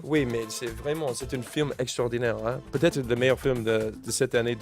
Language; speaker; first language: French; non-native, learner; English